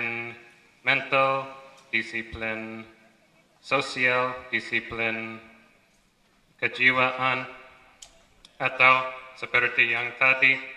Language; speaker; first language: Indonesian; non-native, fluent; English